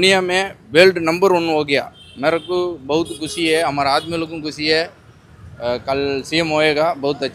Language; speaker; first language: Hindi; non-native, local second language; Tamil